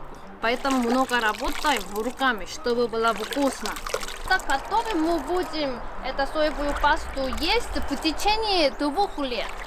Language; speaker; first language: Russian; non-native, learner; Korean